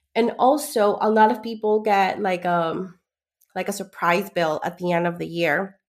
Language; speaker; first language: English; early bilingual, other home language; Spanish